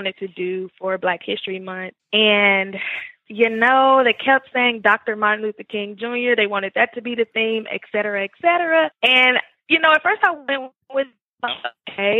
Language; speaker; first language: English; native; English